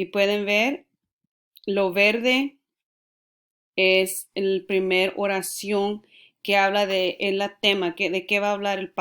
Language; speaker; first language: Spanish; early bilingual, heritage; Spanish